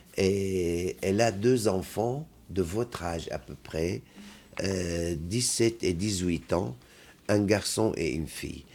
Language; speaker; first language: French; non-native, fluent; Arabic